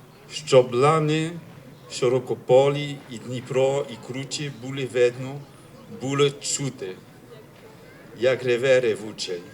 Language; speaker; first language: Ukrainian; non-native, learner; French